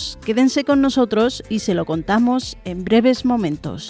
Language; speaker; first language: Spanish; native; Spanish